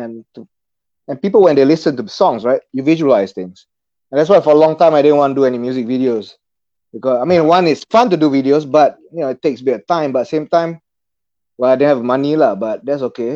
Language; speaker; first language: English; non-native, local second language; Malay